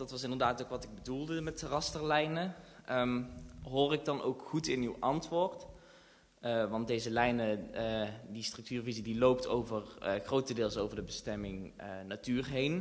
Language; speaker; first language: Dutch; native; Dutch